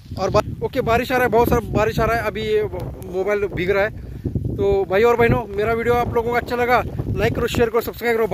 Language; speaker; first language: Hindi; non-native, local second language; Marathi